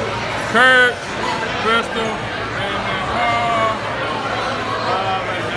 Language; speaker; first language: English; native; English